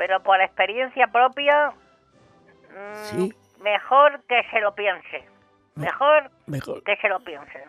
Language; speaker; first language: Spanish; native; Spanish